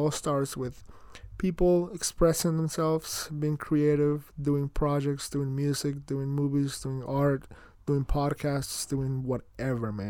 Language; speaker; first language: English; early bilingual, other home language; Spanish